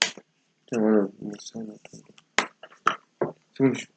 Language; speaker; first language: French; native; French